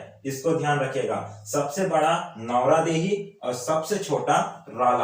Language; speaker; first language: Hindi; native; Hindi